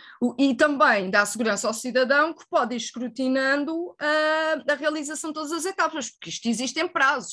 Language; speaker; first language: Portuguese; native; Portuguese